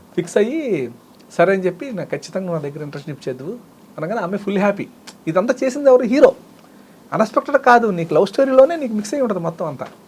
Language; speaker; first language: Telugu; native; Telugu